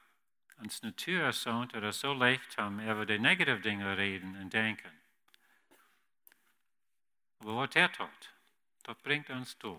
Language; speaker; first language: German; non-native, learner; Plautdietsch